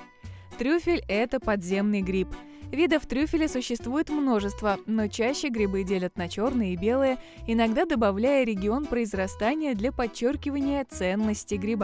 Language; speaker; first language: Russian; native; Russian